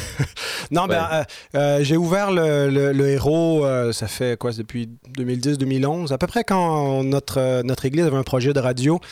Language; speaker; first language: French; native; French